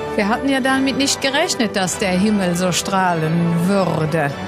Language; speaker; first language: German; non-native, local second language; Luxembourgish